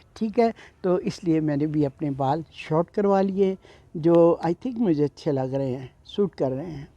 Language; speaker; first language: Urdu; native; Urdu